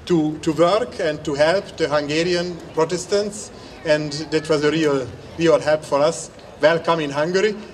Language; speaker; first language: English; non-native, learner; Hungarian